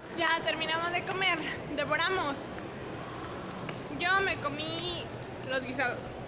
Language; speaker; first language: Spanish; native; Spanish